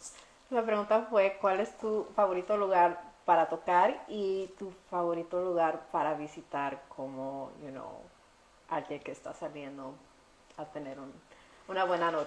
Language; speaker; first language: Spanish; early bilingual, heritage; Spanish